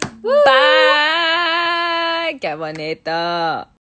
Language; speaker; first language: Spanish; early bilingual, heritage; Spanish